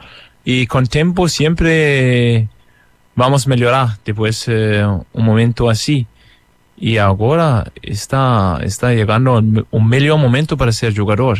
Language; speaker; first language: Portuguese; non-native, fluent; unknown